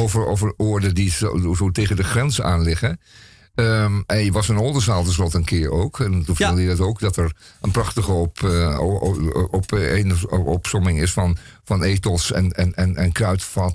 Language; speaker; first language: Dutch; native; Dutch